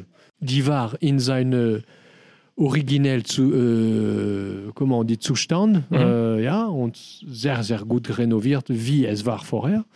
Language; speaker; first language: German; non-native, learner; French